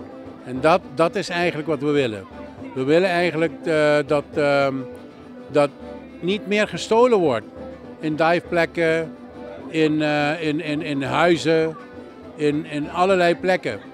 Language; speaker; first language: Dutch; non-native, local second language; Papiamento